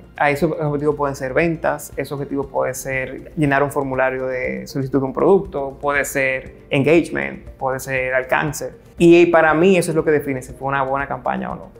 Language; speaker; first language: Spanish; native; Spanish